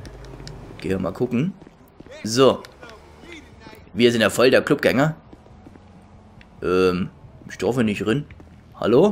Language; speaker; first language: German; native; German